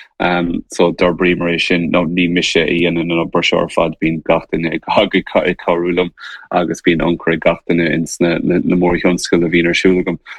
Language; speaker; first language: Irish; native; Irish